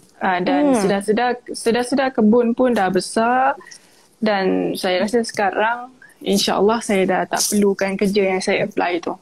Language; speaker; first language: Malay; native; Malay